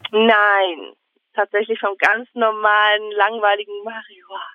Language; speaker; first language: German; native; German